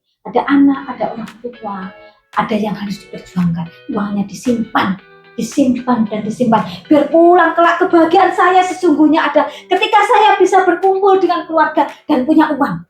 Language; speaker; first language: Indonesian; non-native, local second language; Javanese